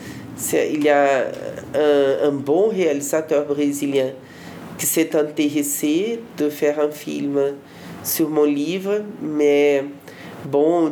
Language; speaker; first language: French; non-native, fluent; Portuguese